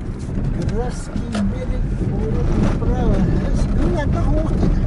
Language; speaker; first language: Russian; non-native, local second language; Yakut